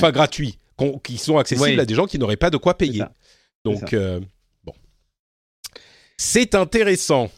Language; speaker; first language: French; native; French